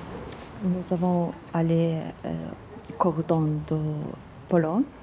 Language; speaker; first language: French; non-native, learner; Ukrainian